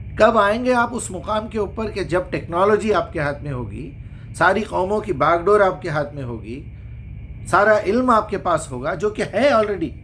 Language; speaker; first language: Urdu; native; Urdu